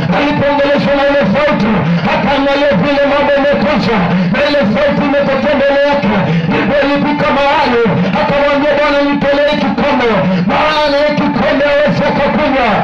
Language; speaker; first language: Swahili; non-native, local second language; Kamba